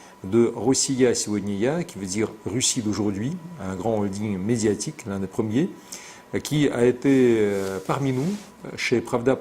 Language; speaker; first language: French; non-native, fluent; Russian